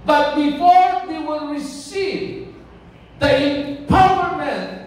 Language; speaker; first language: English; non-native, local second language; Filipino